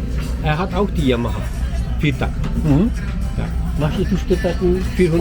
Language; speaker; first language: German; non-native, learner; Czech